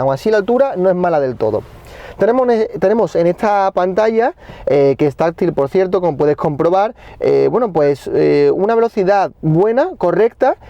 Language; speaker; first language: Spanish; native; Spanish